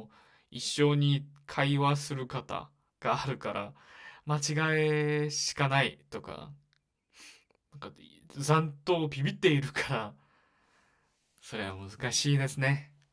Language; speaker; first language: Japanese; non-native, learner; Korean